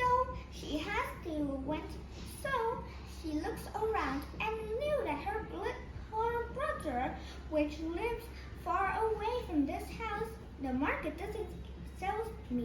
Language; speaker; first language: English; non-native, fluent; Vietnamese